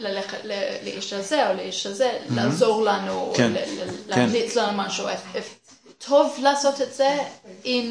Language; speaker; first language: Hebrew; non-native, learner; English